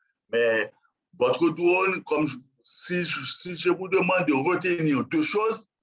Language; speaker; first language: French; non-native, local second language; Haitian Creole